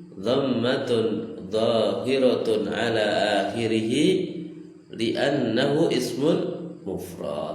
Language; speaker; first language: Arabic; non-native, fluent; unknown